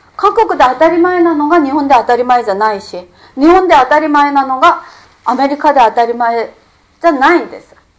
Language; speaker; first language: Japanese; non-native, fluent; Korean